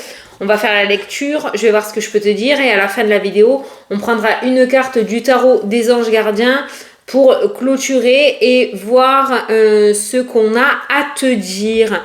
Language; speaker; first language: French; native; French